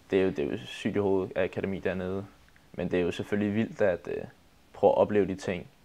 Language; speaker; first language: Danish; native; Danish